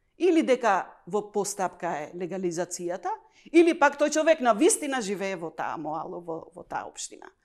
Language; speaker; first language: Macedonian; non-native, local second language; Albanian